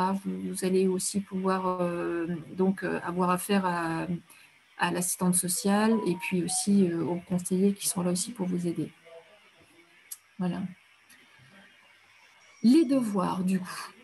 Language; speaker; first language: French; native; French